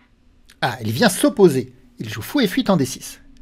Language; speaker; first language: French; native; French